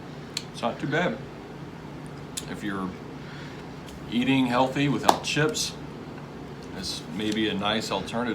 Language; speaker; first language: English; native; English